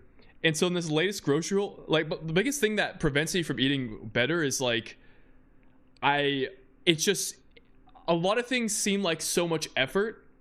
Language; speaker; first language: English; native; English